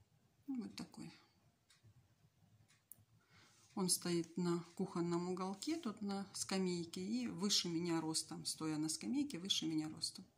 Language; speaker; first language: Russian; native; Russian